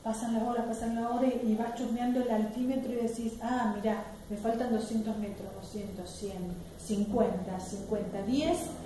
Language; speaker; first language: Spanish; native; Spanish